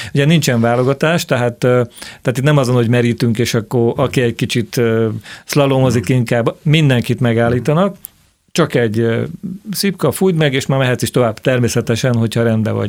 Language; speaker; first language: Hungarian; native; Hungarian